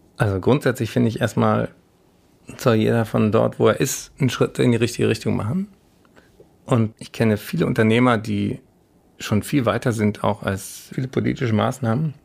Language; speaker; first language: German; native; German